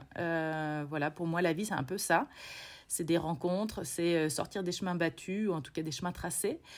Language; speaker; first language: French; native; French